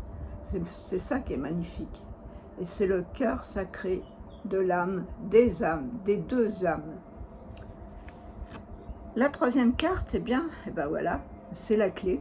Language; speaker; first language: French; native; French